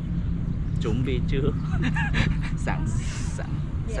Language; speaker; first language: Vietnamese; non-native, learner; Korean